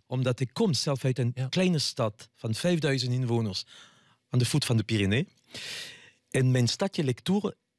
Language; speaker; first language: Dutch; non-native, fluent; French